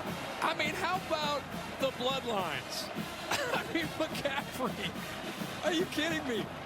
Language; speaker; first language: English; native; English